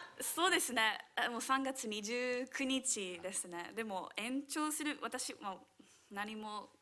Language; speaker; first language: Japanese; non-native, fluent; English